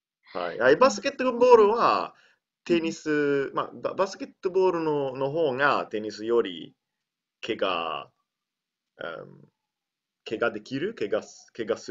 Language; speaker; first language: Japanese; non-native, learner; Italian